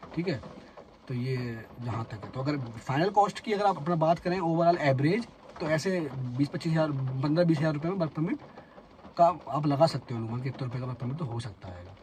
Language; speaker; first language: Hindi; native; Hindi